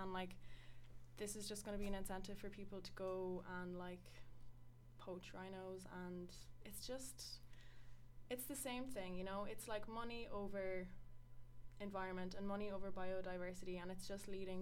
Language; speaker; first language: English; native; English